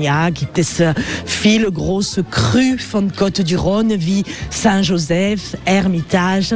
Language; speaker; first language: German; non-native, learner; French